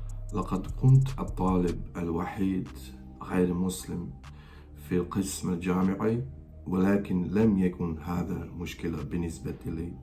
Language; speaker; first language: Arabic; non-native, fluent; Croatian